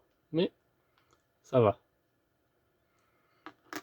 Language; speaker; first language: French; native; French